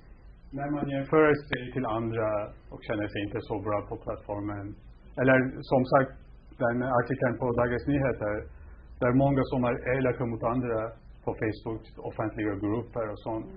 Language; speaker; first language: Swedish; non-native, fluent; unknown